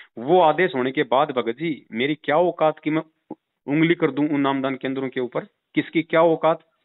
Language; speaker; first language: Hindi; native; Hindi